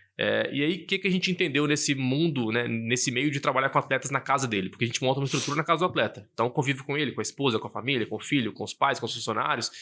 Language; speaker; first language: Portuguese; native; Portuguese